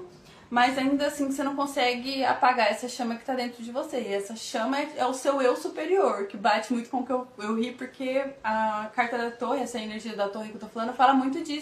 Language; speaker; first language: Portuguese; native; Portuguese